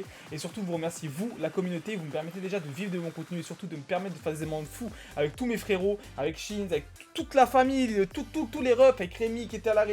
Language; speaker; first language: French; native; French